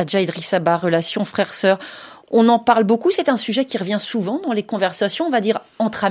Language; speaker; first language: French; native; French